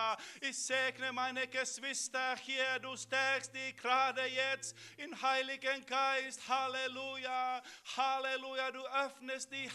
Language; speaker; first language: German; non-native, fluent; Finnish